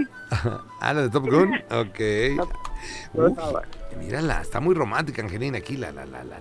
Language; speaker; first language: Spanish; native; Spanish